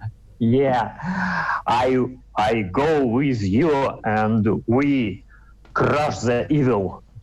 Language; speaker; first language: English; non-native, learner; Russian